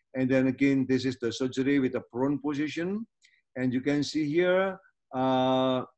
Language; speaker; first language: English; non-native, fluent; Indonesian